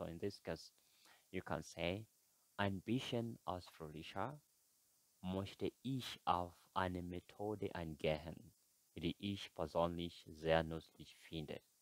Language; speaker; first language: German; non-native, fluent; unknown